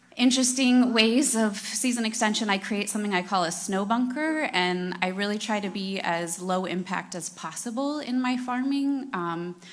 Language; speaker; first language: English; native; English